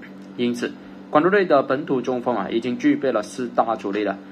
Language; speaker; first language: Chinese; native; Chinese